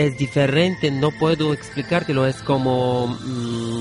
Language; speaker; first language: Spanish; non-native, learner; Bulgarian